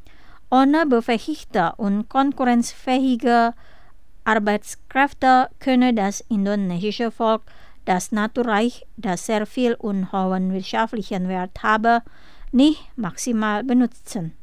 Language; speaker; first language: German; non-native, fluent; Indonesian